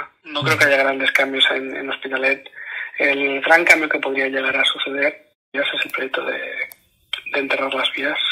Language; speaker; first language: Catalan; non-native, local second language; Spanish